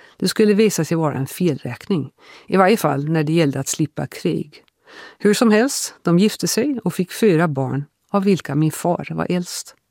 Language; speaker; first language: Swedish; early bilingual, heritage; Swedish